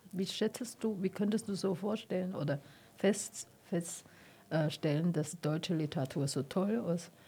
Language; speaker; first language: German; non-native, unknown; Chinese